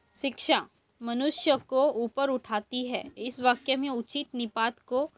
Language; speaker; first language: Hindi; native; Hindi